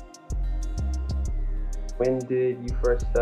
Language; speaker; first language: English; native; English